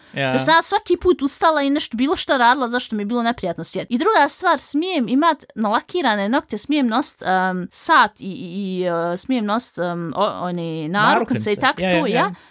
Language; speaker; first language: Bosnian; early bilingual, heritage; Bosnian